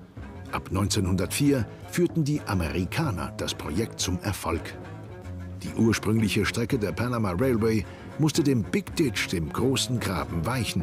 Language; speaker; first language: German; native; German